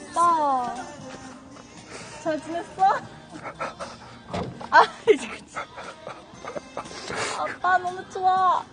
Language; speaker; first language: Korean; non-native, learner; Japanese